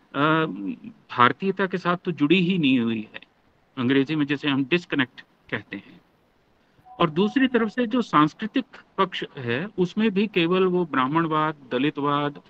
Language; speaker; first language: Hindi; native; Hindi